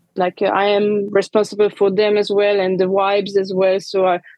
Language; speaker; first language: English; non-native, fluent; Romanian